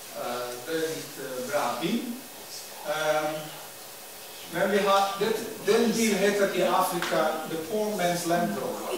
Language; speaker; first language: Swedish; non-native, learner; Dutch